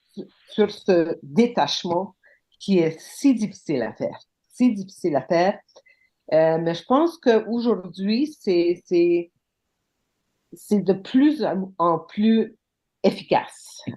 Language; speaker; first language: French; non-native, local second language; English